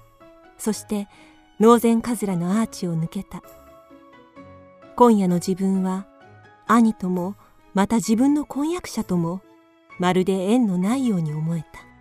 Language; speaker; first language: Japanese; native; Japanese